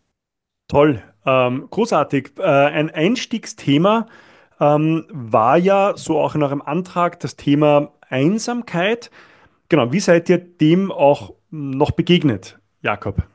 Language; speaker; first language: German; native; German